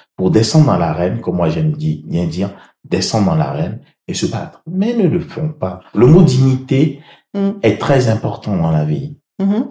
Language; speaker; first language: French; native; French